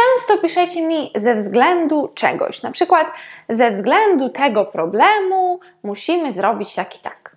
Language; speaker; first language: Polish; non-native, fluent; Ukrainian